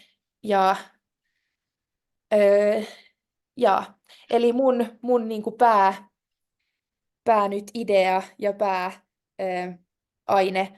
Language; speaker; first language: Finnish; non-native, local second language; Swedish